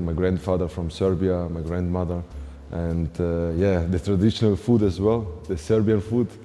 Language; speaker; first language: English; non-native, fluent; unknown